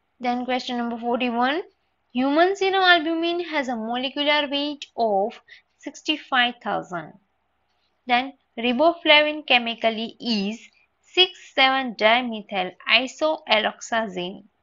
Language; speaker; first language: English; non-native, local second language; Gujarati